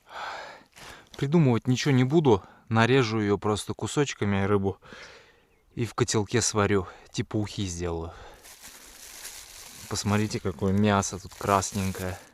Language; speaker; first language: Russian; native; Russian